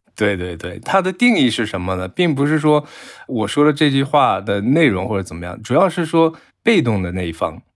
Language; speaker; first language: Chinese; non-native, fluent; Japanese